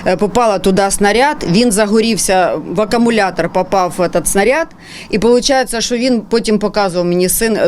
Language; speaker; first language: Ukrainian; non-native, local second language; Russian